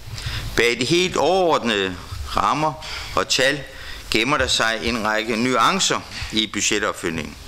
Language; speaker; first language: Danish; native; Danish